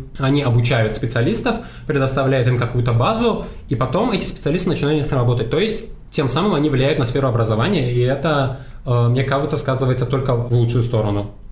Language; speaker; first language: Russian; non-native, local second language; Tajik